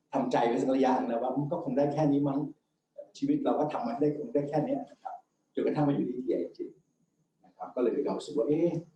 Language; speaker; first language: Thai; native; Thai